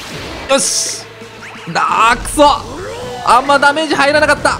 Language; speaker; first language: Japanese; native; Japanese